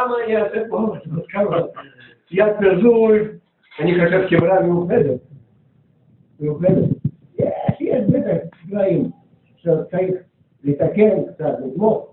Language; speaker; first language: Hebrew; non-native, learner; Russian